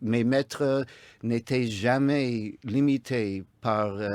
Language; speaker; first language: French; non-native, fluent; English